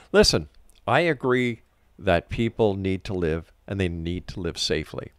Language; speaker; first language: English; native; English